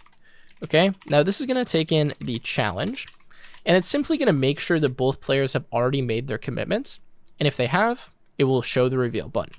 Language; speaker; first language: English; native; English